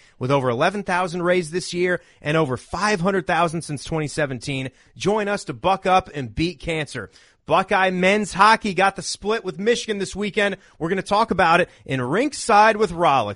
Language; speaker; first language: English; native; English